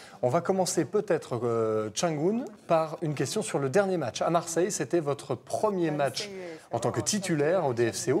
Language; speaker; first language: French; native; French